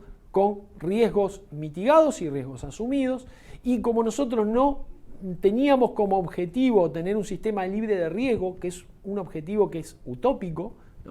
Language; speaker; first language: Spanish; native; Spanish